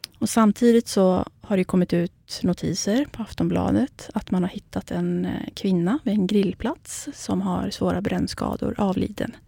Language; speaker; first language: Swedish; early bilingual, other home language; Kurdish